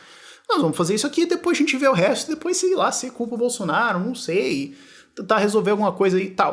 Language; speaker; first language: Portuguese; native; Portuguese